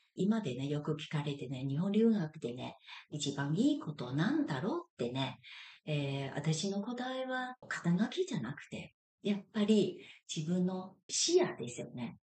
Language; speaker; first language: Japanese; non-native, fluent; Chinese